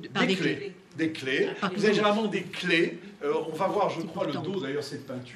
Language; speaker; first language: French; native; French